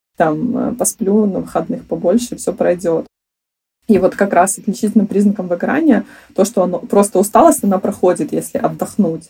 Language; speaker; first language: Russian; native; Russian